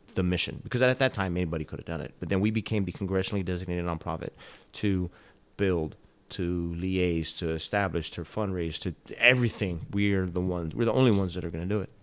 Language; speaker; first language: English; native; English